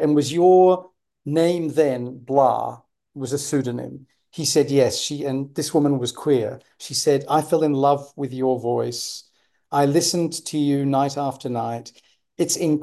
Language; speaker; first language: English; native; English